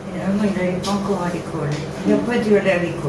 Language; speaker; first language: French; native; French